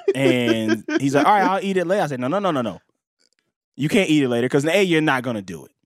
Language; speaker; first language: English; native; English